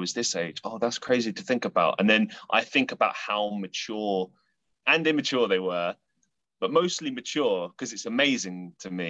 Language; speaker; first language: English; native; English